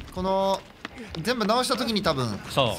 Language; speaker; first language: Japanese; native; Japanese